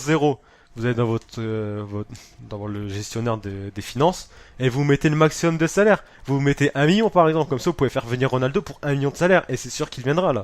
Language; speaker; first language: French; native; French